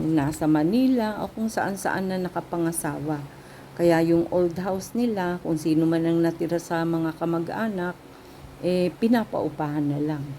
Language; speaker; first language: Filipino; native; Filipino